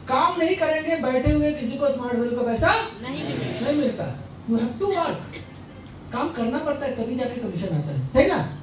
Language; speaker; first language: Hindi; non-native, local second language; Bangla